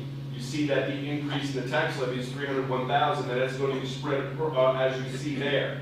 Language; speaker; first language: English; native; English